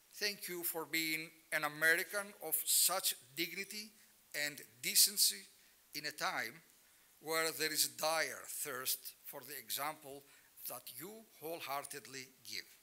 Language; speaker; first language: English; non-native, fluent; Greek